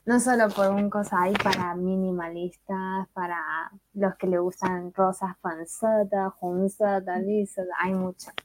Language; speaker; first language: Spanish; non-native, fluent; Chinese